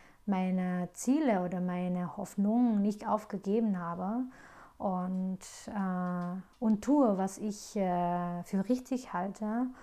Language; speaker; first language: German; non-native, fluent; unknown